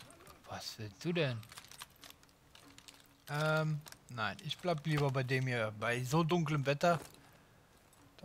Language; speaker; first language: German; native; German